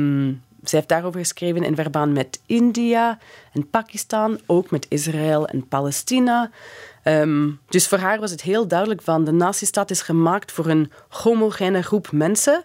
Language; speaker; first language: Dutch; non-native, fluent; English